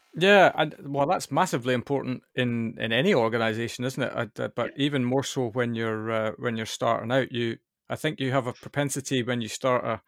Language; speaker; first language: English; native; English